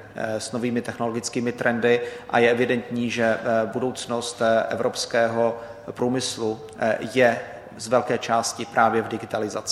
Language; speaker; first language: Czech; native; Czech